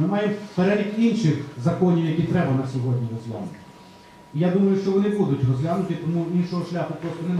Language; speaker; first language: Ukrainian; native; Ukrainian